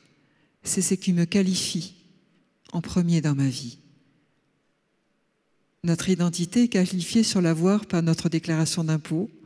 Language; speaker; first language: French; native; French